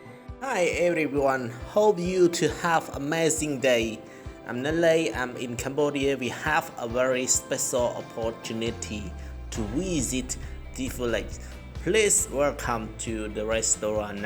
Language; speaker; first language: English; non-native, learner; Khmer